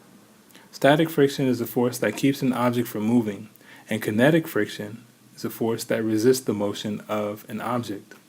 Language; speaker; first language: English; native; English